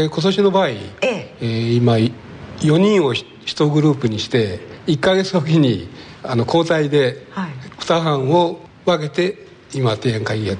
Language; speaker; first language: Japanese; native; Japanese